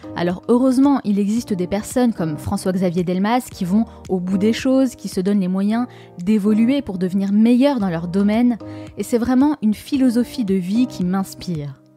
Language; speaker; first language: French; native; French